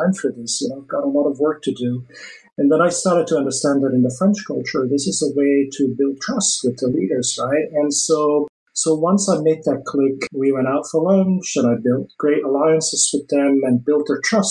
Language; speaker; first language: English; non-native, fluent; Dutch